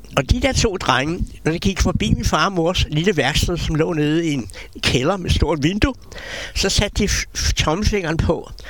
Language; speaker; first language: Danish; native; Danish